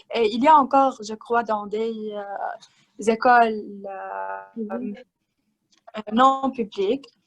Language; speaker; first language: French; non-native, learner; Arabic